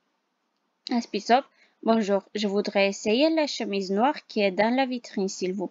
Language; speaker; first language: French; non-native, fluent; Armenian